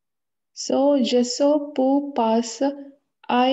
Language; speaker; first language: French; non-native, learner; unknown